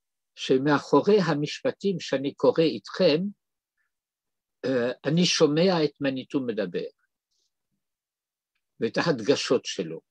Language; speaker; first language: Hebrew; non-native, fluent; French